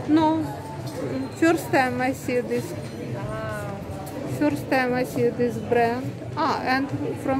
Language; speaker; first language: English; non-native, learner; Russian